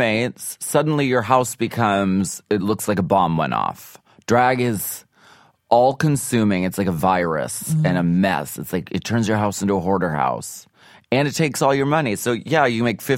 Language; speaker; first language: English; native; English